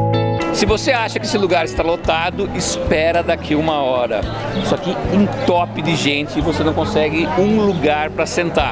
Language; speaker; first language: Portuguese; native; Portuguese